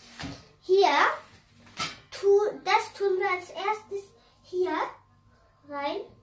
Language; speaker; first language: German; non-native, fluent; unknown